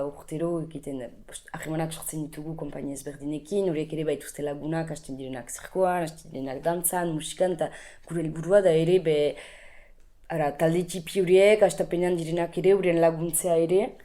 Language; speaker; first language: Basque; native; Basque